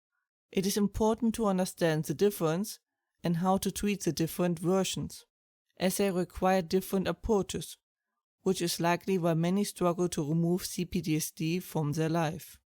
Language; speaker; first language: English; non-native, fluent; German